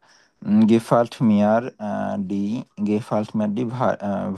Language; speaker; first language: German; non-native, learner; Bangla